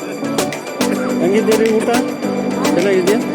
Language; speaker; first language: Kannada; native; Kannada